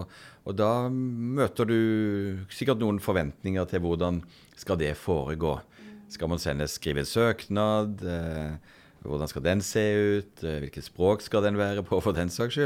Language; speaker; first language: Norwegian; native; Norwegian